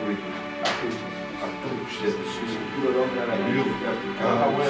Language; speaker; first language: French; non-native, fluent; Portuguese